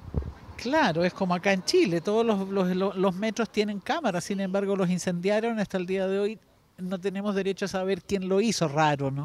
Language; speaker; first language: Spanish; native; Spanish